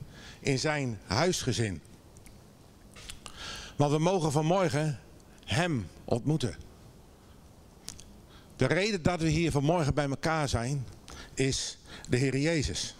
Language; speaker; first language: Dutch; native; Dutch